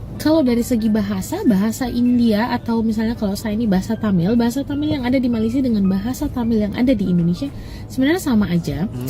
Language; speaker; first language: Indonesian; native; Indonesian